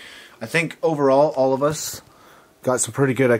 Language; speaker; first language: English; native; English